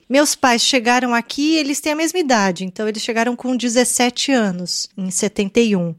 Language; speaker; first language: Portuguese; native; Portuguese